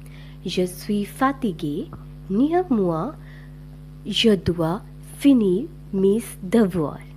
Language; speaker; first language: French; non-native, learner; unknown